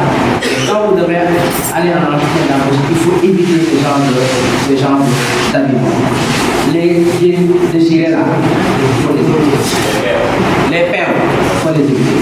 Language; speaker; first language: French; non-native, local second language; Wolof